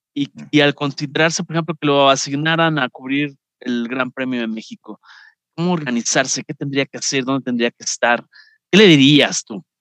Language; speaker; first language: Spanish; native; Spanish